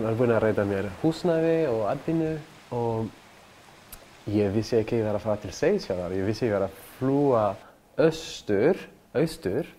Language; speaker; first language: Icelandic; non-native, learner; French